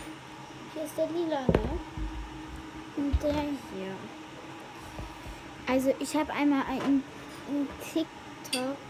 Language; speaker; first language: German; early bilingual, heritage; German